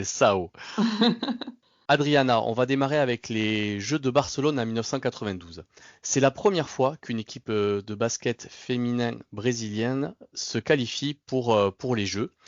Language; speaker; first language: French; native; French